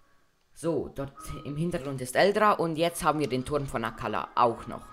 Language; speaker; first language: German; native; German